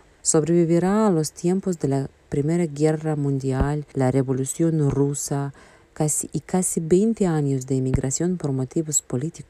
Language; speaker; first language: Spanish; non-native, fluent; Russian